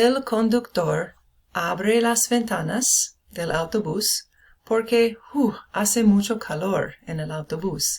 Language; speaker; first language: Spanish; non-native, fluent; English